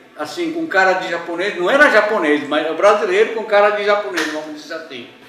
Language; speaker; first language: Portuguese; early bilingual, other home language; Japanese